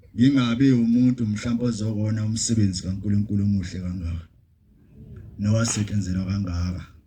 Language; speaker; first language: Zulu; native; Zulu